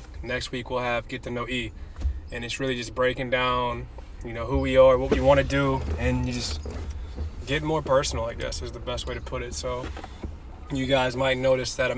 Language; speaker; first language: English; native; English